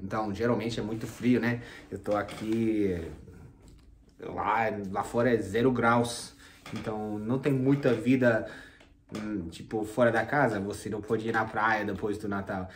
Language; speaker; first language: Portuguese; non-native, fluent; English